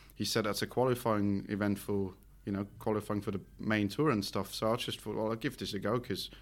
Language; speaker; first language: English; non-native, fluent; Swiss German